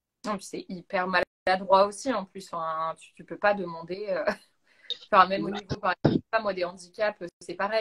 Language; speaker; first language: French; native; French